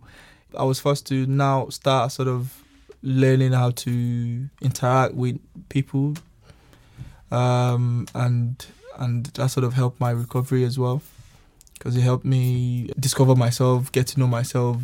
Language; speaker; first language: English; non-native, local second language; Yoruba